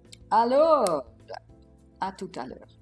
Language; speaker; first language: French; non-native, learner; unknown